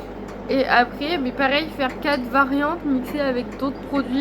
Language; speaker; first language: French; native; French